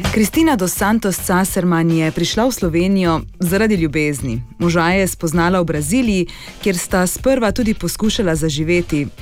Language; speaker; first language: Slovenian; native; Slovenian